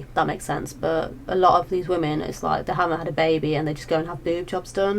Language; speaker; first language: English; native; English